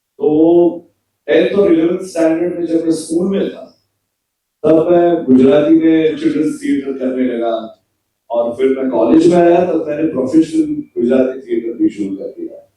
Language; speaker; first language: Hindi; non-native, local second language; Gujarati